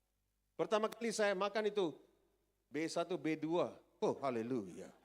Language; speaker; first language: Indonesian; non-native, fluent; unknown